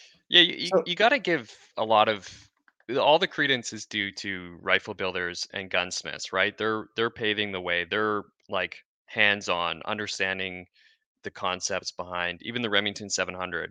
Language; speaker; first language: English; native; English